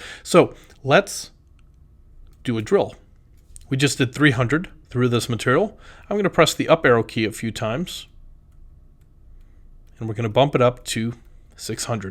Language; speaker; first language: English; native; English